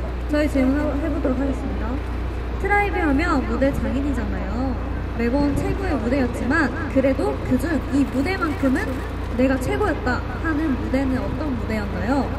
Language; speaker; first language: Korean; non-native, fluent; Japanese